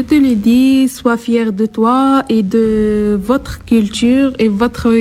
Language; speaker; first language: French; non-native, learner; Arabic